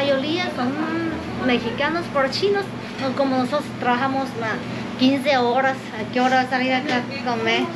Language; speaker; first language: Spanish; early bilingual, other home language; Cantonese